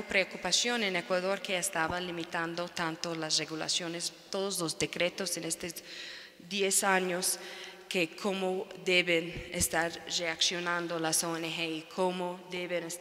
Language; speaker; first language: Spanish; non-native, fluent; English